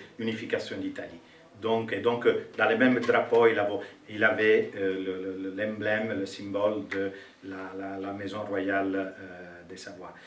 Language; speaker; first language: French; non-native, fluent; Italian